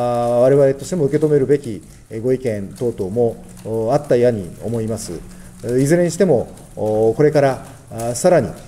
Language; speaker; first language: Japanese; native; Japanese